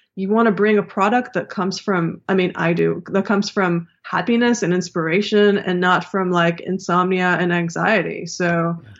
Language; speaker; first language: English; early bilingual, other home language; Hebrew